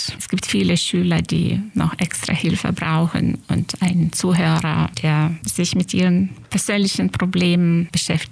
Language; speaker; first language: German; non-native, fluent; Lithuanian